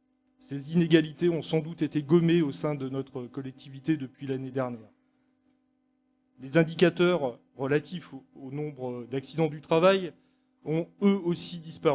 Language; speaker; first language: French; native; French